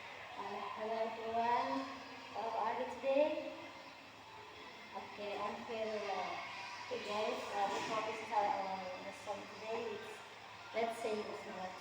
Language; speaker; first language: English; non-native, learner; Indonesian